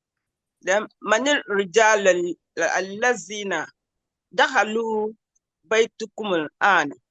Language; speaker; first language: Arabic; non-native, learner; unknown